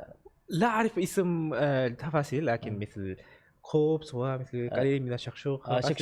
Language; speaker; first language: Arabic; non-native, learner; Korean